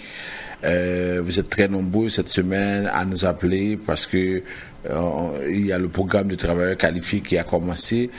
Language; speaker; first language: French; native; French